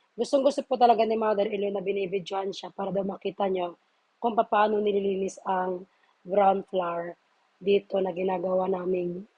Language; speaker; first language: Filipino; non-native, local second language; Waray